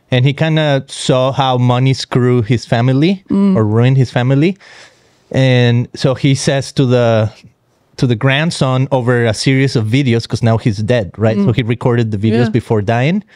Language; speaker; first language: English; non-native, fluent; Spanish